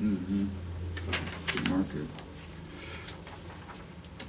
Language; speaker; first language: English; native; English